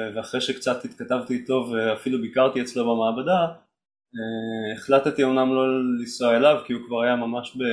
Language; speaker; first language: Hebrew; native; Hebrew